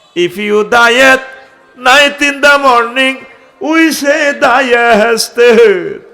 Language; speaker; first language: English; non-native, local second language; Bangla